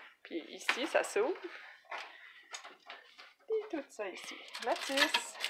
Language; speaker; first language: French; native; French